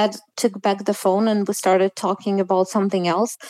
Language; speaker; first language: English; non-native, fluent; Russian